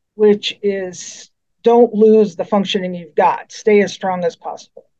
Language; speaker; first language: English; native; English